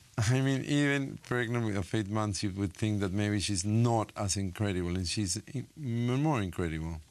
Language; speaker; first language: English; non-native, fluent; Spanish